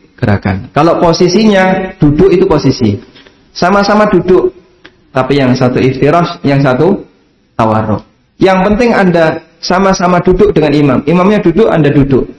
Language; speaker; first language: Indonesian; non-native, local second language; Javanese